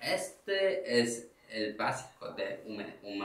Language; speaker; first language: Spanish; non-native, learner; Korean